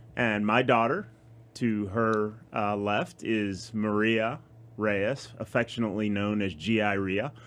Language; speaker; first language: English; native; English